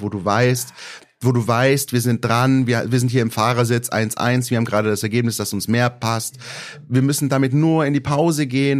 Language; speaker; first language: German; native; German